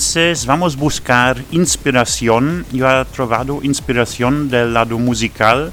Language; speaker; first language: Spanish; non-native, fluent; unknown